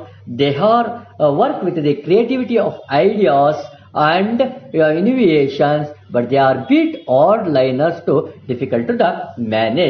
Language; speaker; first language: English; non-native, local second language; Kannada